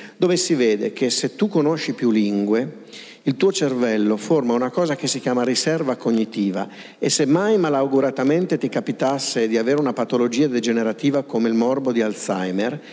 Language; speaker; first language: Italian; native; Italian